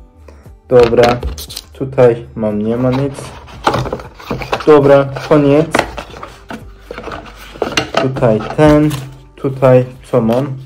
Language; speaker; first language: Polish; non-native, learner; Turkish